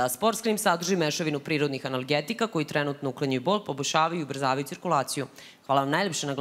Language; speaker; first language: Serbian; native; Serbian